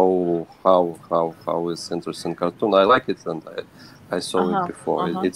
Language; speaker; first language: English; non-native, learner; Ukrainian